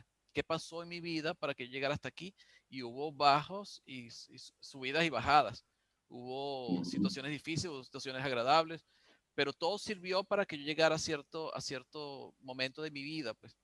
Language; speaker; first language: Spanish; native; Spanish